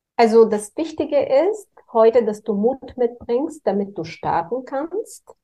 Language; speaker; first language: German; non-native, fluent; Bulgarian